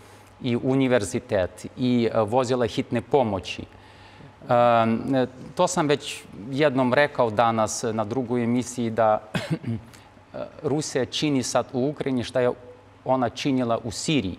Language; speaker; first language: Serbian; non-native, fluent; Ukrainian